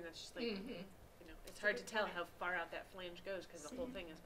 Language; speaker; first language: English; native; English